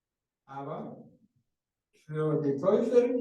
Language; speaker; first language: German; non-native, learner; Rundi